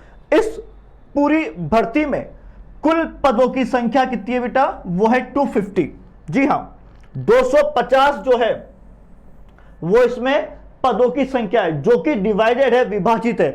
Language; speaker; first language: Hindi; native; Hindi